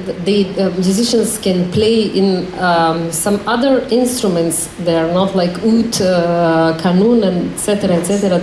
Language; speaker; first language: English; non-native, learner; Macedonian